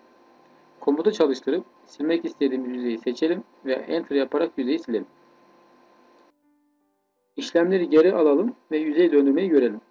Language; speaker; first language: Turkish; native; Turkish